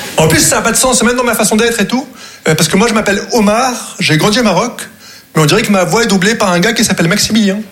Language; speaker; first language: French; non-native, local second language; Arabic